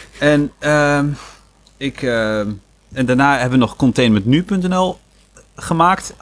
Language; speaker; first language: Dutch; native; Dutch